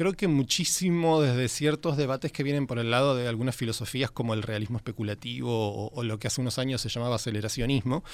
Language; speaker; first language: Spanish; native; Spanish